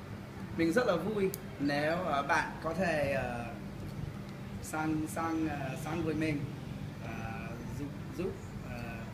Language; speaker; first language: Vietnamese; non-native, learner; English